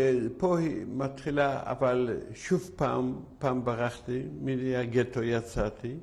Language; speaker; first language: Hebrew; non-native, fluent; Yiddish